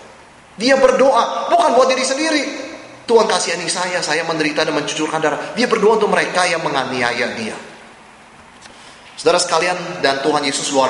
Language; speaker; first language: Indonesian; native; Indonesian